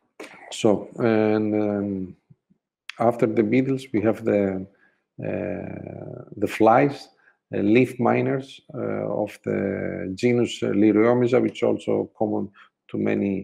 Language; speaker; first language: English; non-native, fluent; Greek